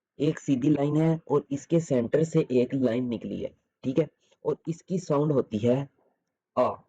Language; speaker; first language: Urdu; native; Urdu